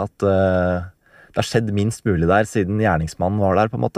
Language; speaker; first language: Norwegian; native; Norwegian